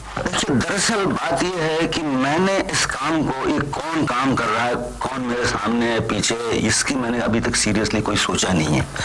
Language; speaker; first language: Hindi; non-native, local second language; Bangla